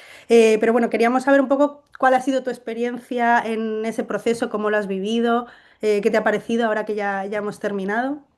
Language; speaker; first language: Spanish; native; Spanish